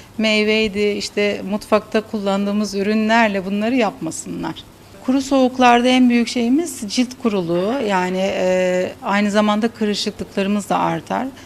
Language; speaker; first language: Turkish; native; Turkish